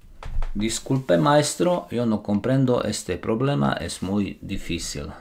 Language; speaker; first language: Spanish; non-native, fluent; Slovak